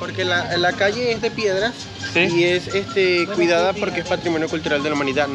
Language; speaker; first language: Spanish; native; Spanish